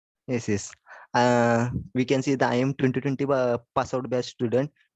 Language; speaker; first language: English; non-native, learner; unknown